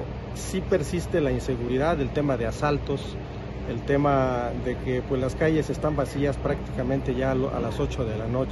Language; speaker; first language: Spanish; native; Spanish